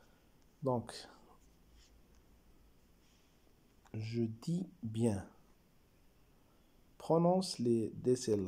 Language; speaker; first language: French; non-native, local second language; Arabic